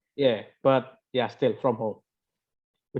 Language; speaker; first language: English; non-native, learner; Indonesian